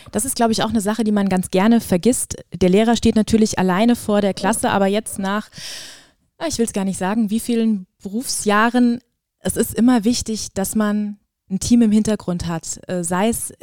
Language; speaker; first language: German; native; German